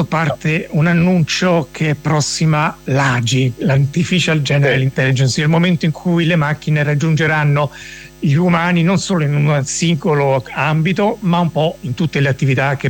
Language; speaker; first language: Italian; native; Italian